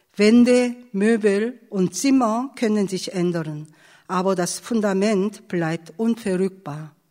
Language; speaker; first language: German; non-native, fluent; Korean